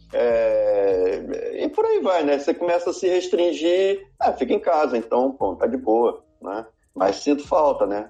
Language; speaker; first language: Portuguese; native; Portuguese